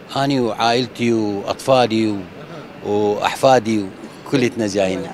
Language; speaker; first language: Arabic; native; Arabic